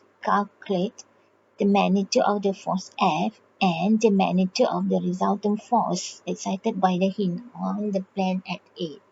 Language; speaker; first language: English; non-native, local second language; Malay